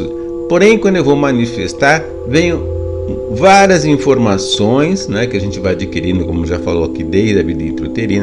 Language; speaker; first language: Portuguese; native; Portuguese